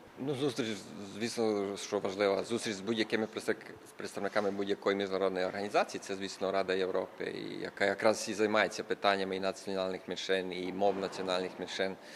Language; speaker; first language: Ukrainian; early bilingual, heritage; Ukrainian